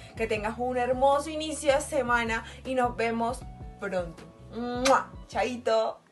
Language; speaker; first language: Spanish; native; Spanish